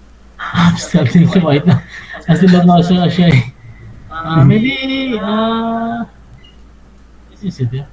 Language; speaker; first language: English; non-native, fluent; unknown